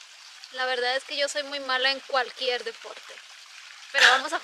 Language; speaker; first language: Spanish; native; Spanish